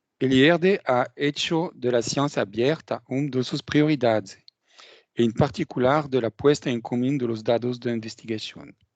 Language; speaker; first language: Spanish; non-native, learner; French